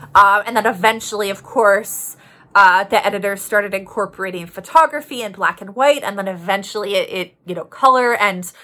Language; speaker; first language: English; native; English